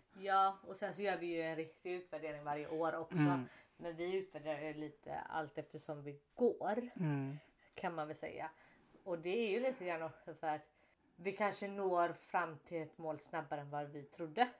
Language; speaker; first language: Swedish; native; Swedish